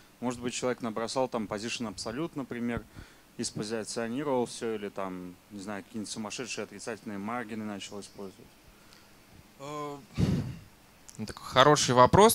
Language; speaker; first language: Russian; native; Russian